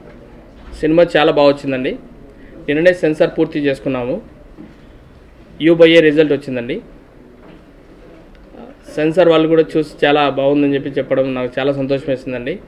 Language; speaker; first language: Telugu; native; Telugu